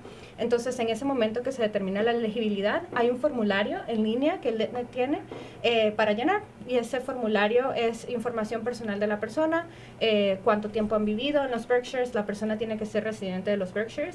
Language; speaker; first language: Spanish; native; Spanish